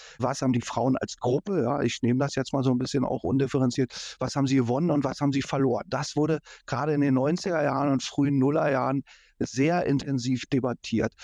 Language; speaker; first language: German; native; German